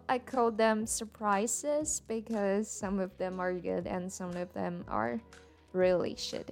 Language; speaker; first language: English; non-native, fluent; Chinese